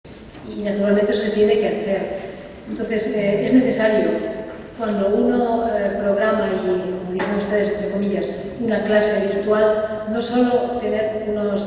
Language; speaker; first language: Spanish; native; Spanish